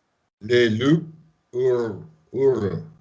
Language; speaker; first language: French; non-native, learner; Spanish